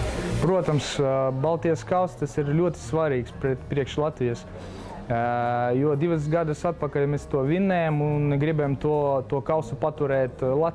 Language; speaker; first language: Latvian; non-native, local second language; Russian